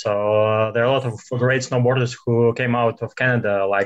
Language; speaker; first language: English; non-native, fluent; Russian